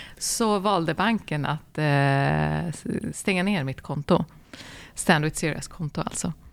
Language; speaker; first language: Swedish; early bilingual, other home language; Arabic